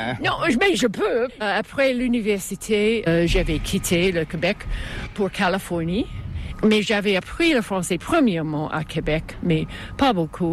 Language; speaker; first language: French; non-native, fluent; English